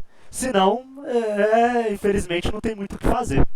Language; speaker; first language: Portuguese; native; Portuguese